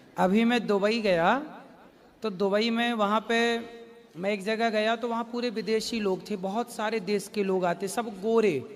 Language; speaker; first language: Hindi; native; Hindi